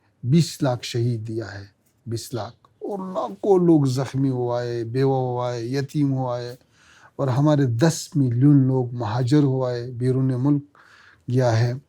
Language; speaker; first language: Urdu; non-native, learner; Pashto